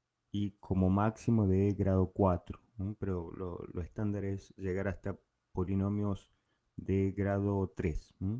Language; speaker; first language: Spanish; native; Spanish